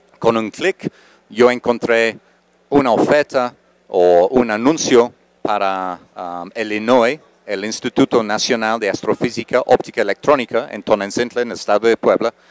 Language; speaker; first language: Spanish; non-native, fluent; English